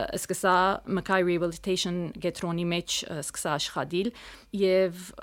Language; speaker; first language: Armenian; early bilingual, heritage; Armenian